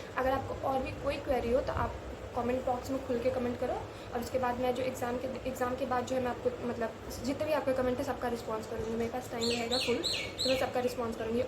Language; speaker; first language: Hindi; native; Hindi